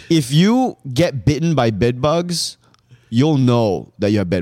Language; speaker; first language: English; native; English